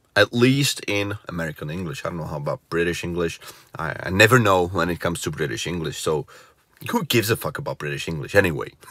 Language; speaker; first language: English; non-native, fluent; Czech